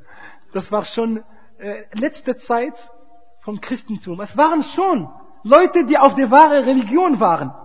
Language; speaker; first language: German; non-native, fluent; Arabic